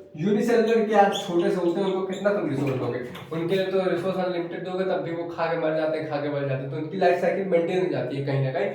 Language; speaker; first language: Hindi; native; Hindi